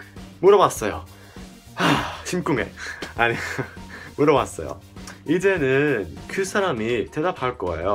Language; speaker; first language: Korean; non-native, fluent; English